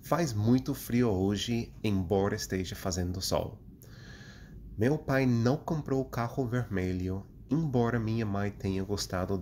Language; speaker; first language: Portuguese; non-native, fluent; English